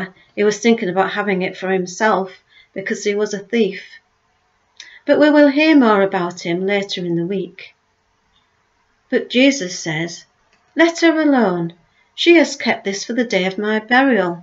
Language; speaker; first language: English; native; English